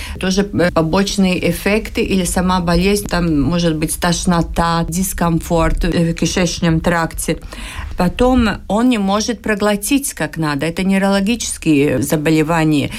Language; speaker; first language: Russian; non-native, local second language; Latvian